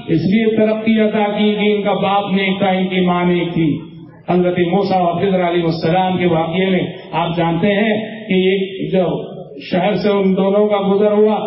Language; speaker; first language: Urdu; native; Urdu